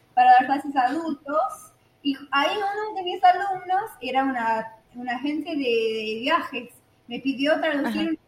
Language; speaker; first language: Spanish; non-native, fluent; English